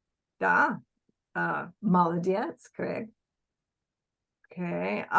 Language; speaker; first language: Russian; non-native, fluent; English